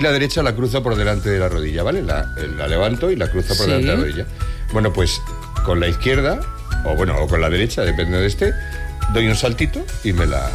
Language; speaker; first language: Spanish; native; Spanish